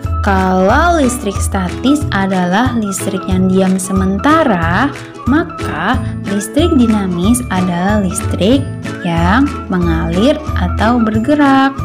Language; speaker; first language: Indonesian; native; Indonesian